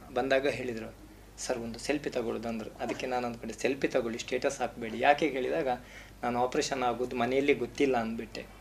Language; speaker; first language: Kannada; non-native, local second language; Tulu